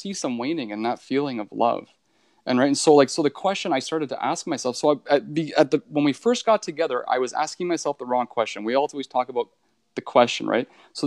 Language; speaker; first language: English; native; English